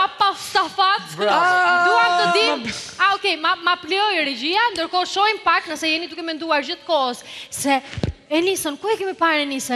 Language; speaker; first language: Albanian; native; Albanian